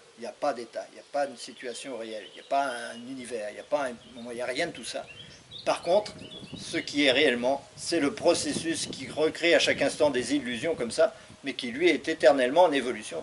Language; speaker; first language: French; native; French